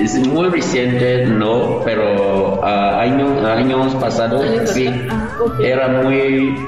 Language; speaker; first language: Spanish; non-native, learner; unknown